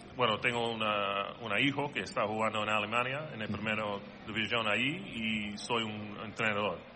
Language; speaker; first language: Spanish; non-native, learner; English